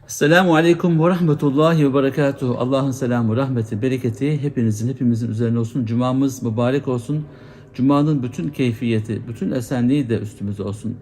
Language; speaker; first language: Turkish; native; Turkish